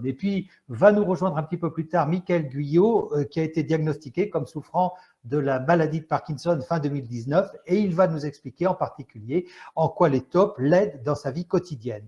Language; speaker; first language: French; native; French